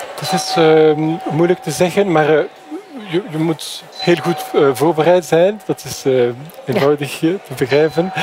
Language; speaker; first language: Dutch; non-native, fluent; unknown